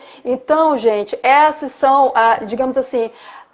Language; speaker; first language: Portuguese; native; Portuguese